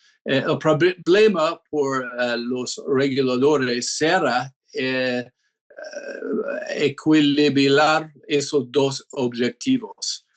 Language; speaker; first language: Spanish; non-native, fluent; English